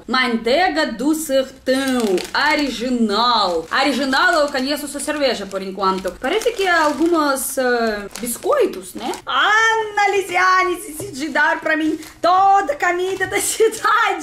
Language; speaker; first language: Portuguese; non-native, learner; Russian